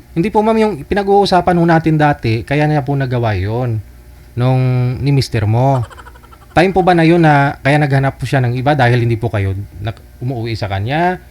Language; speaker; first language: Filipino; native; Filipino